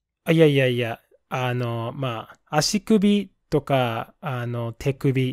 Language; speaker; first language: Japanese; non-native, fluent; English